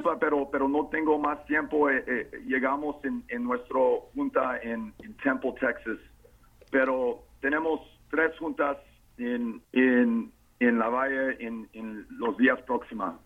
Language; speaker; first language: Spanish; non-native, fluent; English